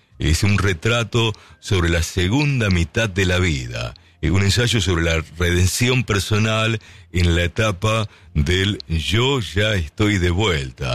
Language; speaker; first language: Spanish; native; Spanish